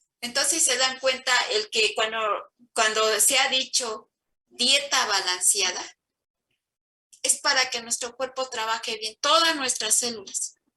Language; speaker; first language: Spanish; native; Spanish